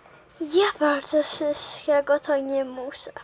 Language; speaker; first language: Polish; early bilingual, heritage; Polish